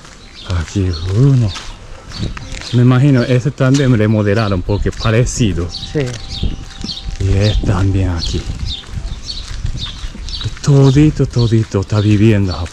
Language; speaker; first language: Spanish; non-native, learner; Japanese